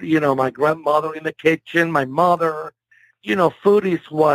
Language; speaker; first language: English; non-native, fluent; Spanish